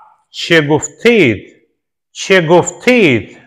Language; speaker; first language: Persian; non-native, fluent; Urdu